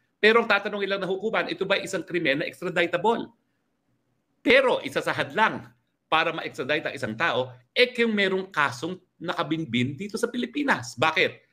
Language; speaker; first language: Filipino; native; Filipino